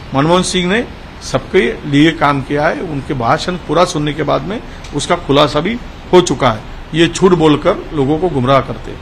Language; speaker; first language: Hindi; non-native, local second language; Marathi